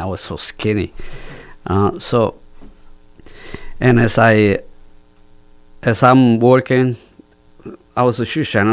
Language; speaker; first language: English; non-native, fluent; Spanish